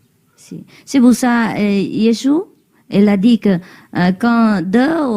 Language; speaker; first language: French; non-native, learner; Chinese